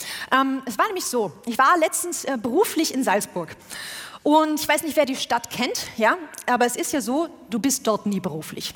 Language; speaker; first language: German; native; German